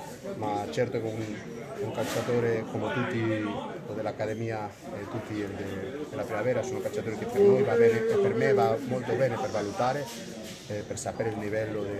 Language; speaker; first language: Italian; non-native, fluent; Spanish